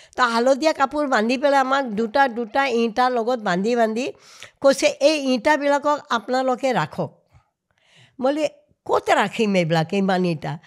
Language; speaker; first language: Assamese; non-native, local second language; Hindi